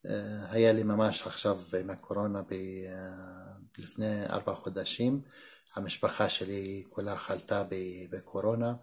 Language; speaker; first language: Hebrew; non-native, local second language; Arabic